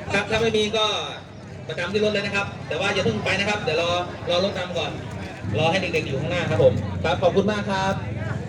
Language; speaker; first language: Thai; native; Thai